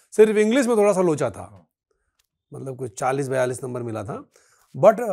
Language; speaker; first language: Hindi; native; Hindi